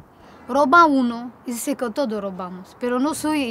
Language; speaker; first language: Spanish; non-native, learner; Romanian